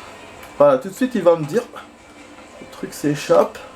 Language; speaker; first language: French; native; French